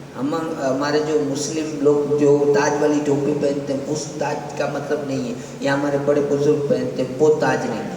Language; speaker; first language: Urdu; non-native, local second language; Gujarati